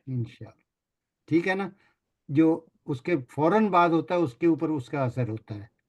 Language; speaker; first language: Urdu; native; Urdu